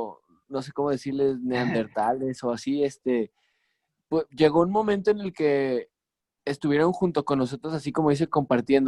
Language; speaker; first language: Spanish; native; Spanish